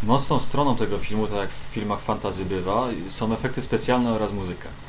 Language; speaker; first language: Polish; native; Polish